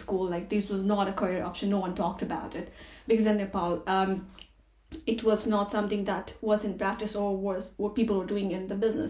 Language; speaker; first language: English; non-native, local second language; Nepali